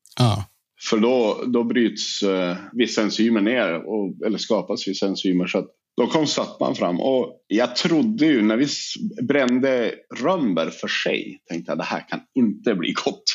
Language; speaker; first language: Swedish; native; Swedish